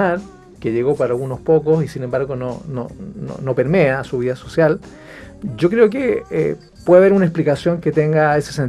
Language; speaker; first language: Spanish; native; Spanish